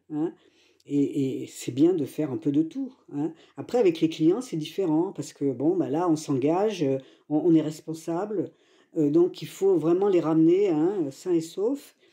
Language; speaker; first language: French; native; French